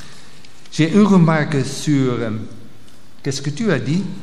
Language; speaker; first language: French; non-native, local second language; Dutch